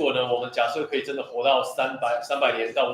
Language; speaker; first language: Chinese; native; Chinese